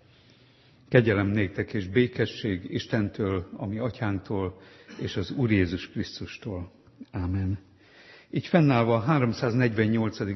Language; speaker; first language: Hungarian; native; Hungarian